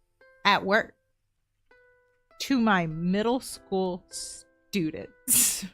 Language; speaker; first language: English; native; English